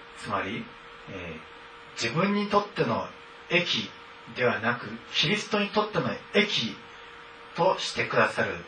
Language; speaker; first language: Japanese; native; Japanese